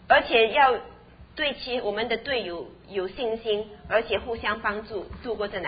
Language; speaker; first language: Chinese; native; Chinese